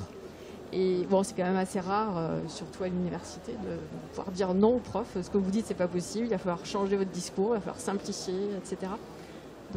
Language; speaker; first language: French; native; French